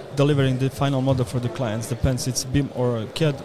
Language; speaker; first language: English; non-native, fluent; Bosnian